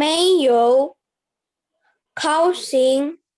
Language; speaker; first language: Chinese; non-native, learner; Indonesian